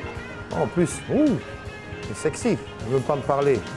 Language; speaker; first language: French; non-native, local second language; Luxembourgish